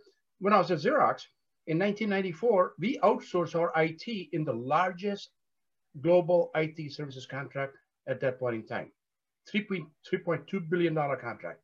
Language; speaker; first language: English; non-native, local second language; Gujarati